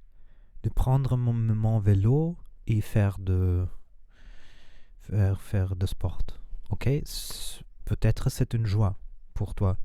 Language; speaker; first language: French; non-native, learner; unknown